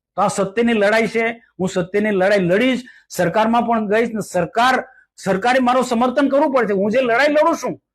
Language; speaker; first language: Gujarati; non-native, local second language; Vasavi